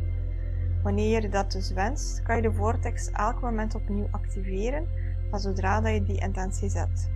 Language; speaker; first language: Dutch; native; Dutch